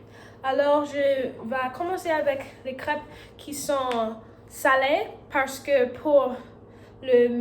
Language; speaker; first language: French; non-native, learner; English